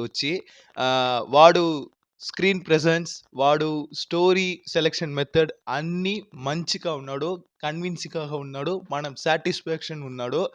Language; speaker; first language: Telugu; non-native, learner; Tamil